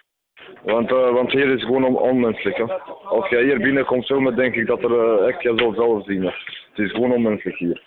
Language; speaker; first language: Dutch; non-native, fluent; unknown